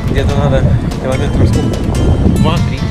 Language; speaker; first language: Russian; native; Russian